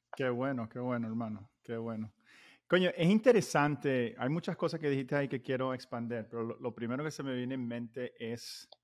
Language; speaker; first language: Spanish; native; Spanish